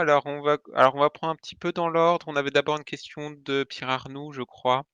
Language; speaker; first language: French; native; French